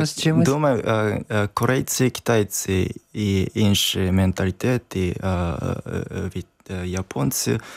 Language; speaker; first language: Ukrainian; non-native, learner; Japanese